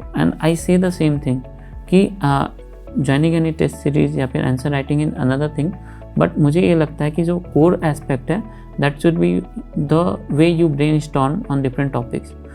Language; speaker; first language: Hindi; native; Hindi